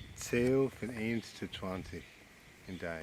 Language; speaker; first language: German; early bilingual, heritage; Pennsylvania German